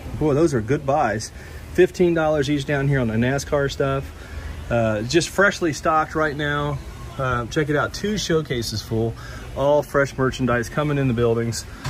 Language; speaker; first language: English; native; English